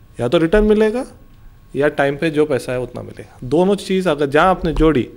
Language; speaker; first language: Hindi; non-native, local second language; Gujarati